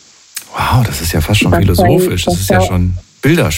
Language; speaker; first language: German; native; German